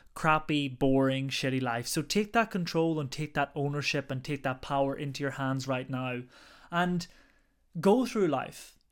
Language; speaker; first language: English; native; English